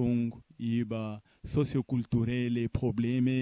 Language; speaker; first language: German; non-native, fluent; Portuguese